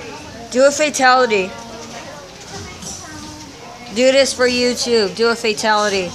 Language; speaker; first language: English; native; English